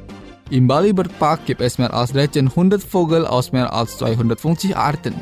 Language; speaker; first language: German; non-native, fluent; Indonesian